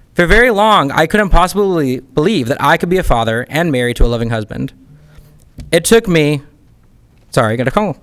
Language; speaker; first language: English; native; English